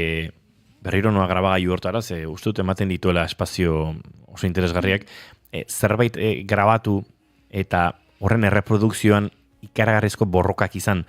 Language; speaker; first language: Basque; native; Basque